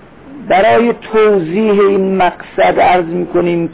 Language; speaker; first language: Persian; native; Persian